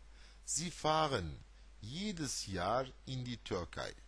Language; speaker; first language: German; non-native, fluent; Turkish